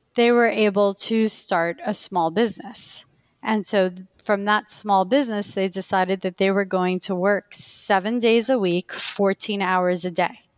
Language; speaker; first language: English; early bilingual, other home language; Persian